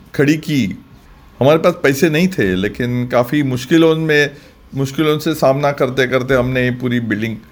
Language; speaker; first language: Hindi; non-native, local second language; Marathi